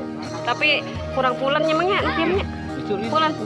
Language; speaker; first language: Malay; non-native, local second language; Sundanese